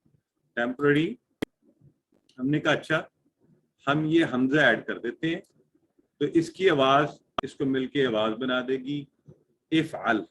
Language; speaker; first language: Hindi; non-native, local second language; Urdu